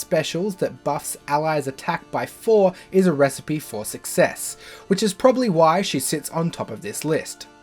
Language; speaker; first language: English; native; English